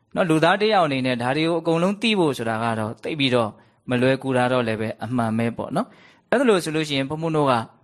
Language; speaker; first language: Burmese; native; Burmese